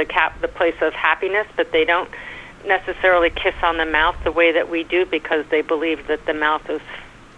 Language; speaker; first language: English; native; English